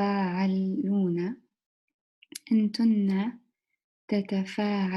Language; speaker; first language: Arabic; non-native, learner; English